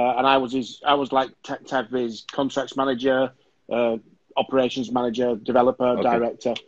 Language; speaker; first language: English; native; English